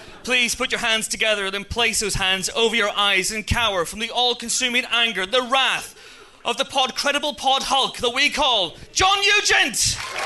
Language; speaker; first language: English; native; English